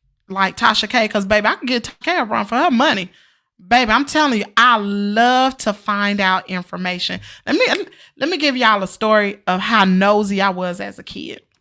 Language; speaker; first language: English; native; English